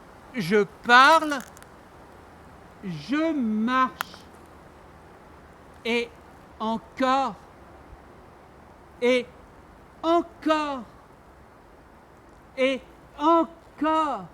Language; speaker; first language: French; non-native, learner; Armenian